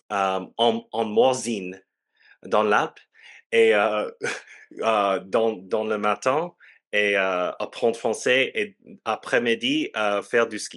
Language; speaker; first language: French; non-native, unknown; English